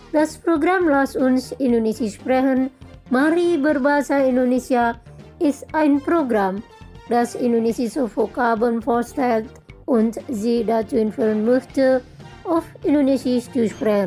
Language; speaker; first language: German; non-native, fluent; Indonesian